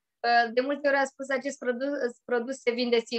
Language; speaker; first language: Romanian; native; Romanian